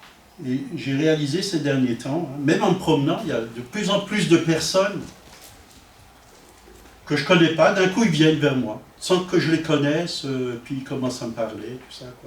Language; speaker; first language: French; native; French